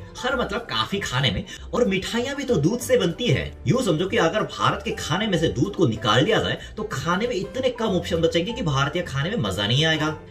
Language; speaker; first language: Hindi; non-native, fluent; Korean